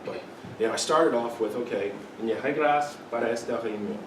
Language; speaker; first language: Portuguese; non-native, learner; English